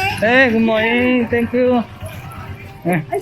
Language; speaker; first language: English; non-native, learner; Korean